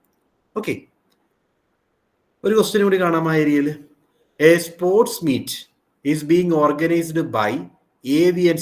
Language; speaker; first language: Malayalam; native; Malayalam